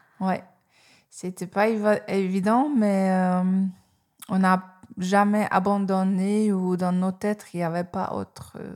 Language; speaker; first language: French; non-native, fluent; Hungarian